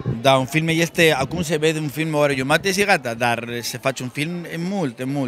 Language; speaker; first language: Romanian; non-native, learner; Spanish